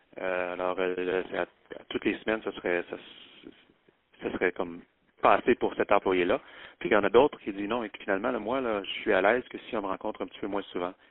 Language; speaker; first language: French; native; French